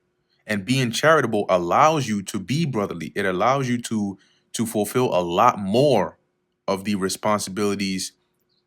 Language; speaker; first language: English; native; English